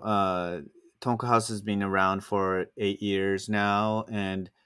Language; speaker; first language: English; non-native, fluent; Japanese